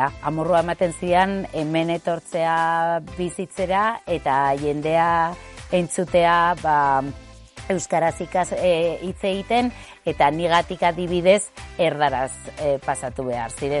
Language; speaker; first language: Basque; non-native, local second language; Spanish